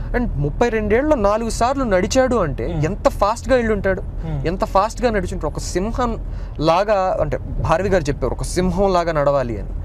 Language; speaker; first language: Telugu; non-native, local second language; Hindi